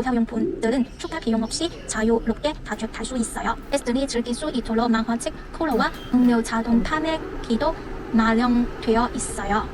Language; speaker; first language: Korean; non-native, learner; Cantonese